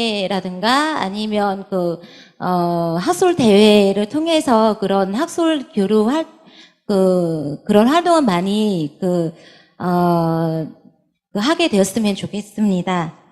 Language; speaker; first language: Korean; non-native, fluent; Vietnamese